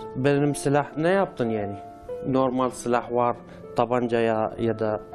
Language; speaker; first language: Turkish; non-native, learner; Arabic